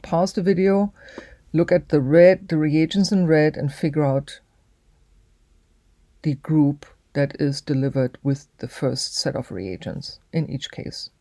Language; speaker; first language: English; native; English